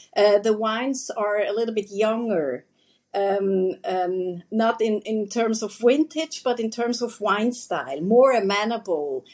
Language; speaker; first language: English; non-native, fluent; German